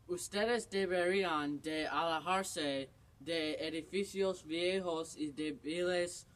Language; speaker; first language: Spanish; non-native, learner; English